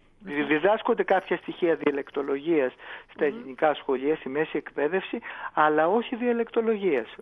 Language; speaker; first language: Greek; native; Greek